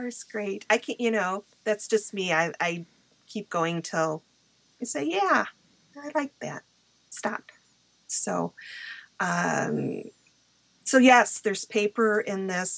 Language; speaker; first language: English; native; English